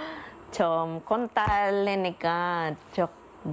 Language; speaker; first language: Korean; non-native, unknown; Filipino